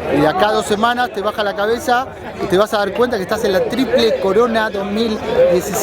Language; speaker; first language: Spanish; native; Spanish